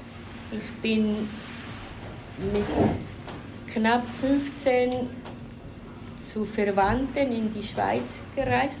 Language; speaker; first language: German; non-native, fluent; Spanish